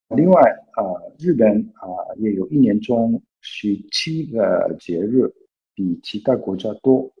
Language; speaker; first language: Chinese; non-native, fluent; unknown